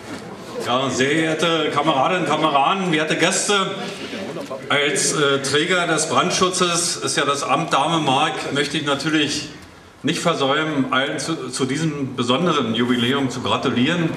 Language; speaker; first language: German; native; German